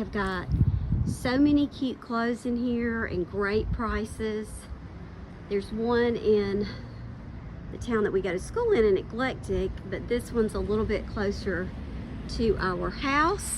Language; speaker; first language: English; native; English